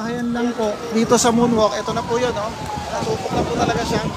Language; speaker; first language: Filipino; native; Filipino